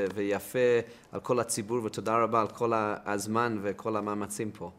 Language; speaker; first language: Hebrew; non-native, fluent; English